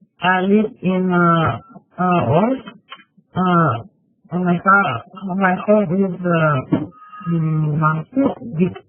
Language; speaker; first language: English; non-native, learner; Russian